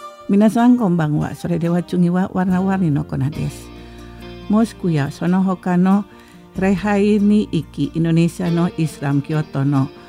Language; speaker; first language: Japanese; non-native, fluent; Indonesian